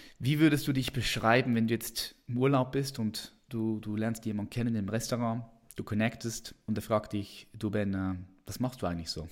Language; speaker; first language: German; native; German